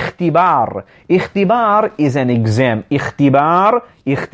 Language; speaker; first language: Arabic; non-native, fluent; English